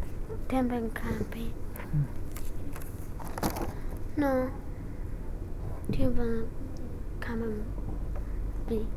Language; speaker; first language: French; non-native, learner; English